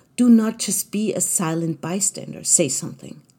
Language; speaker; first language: English; non-native, fluent; German